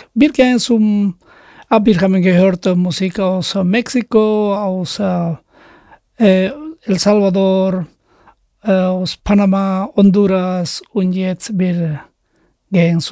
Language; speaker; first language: German; non-native, learner; Spanish